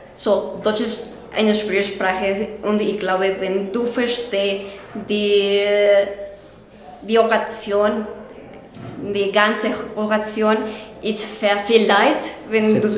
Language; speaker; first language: German; non-native, learner; Spanish